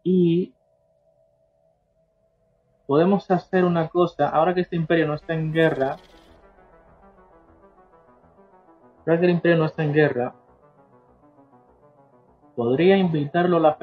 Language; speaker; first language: Spanish; native; Spanish